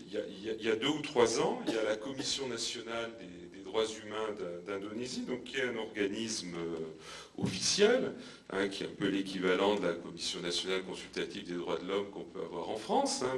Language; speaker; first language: French; native; French